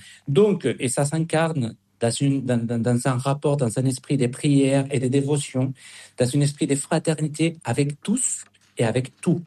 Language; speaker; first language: French; non-native, fluent; Spanish